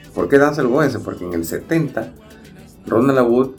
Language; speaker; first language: Spanish; native; Spanish